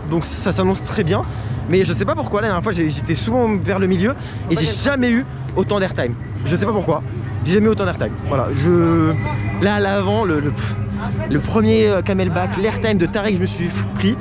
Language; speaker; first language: French; native; French